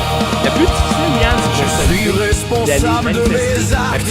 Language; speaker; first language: French; native; French